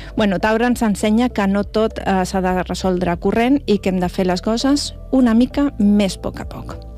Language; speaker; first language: Catalan; non-native, local second language; Spanish